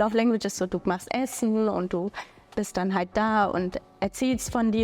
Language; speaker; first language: German; early bilingual, other home language; Bangla